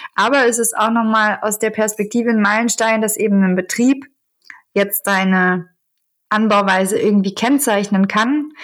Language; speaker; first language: German; native; German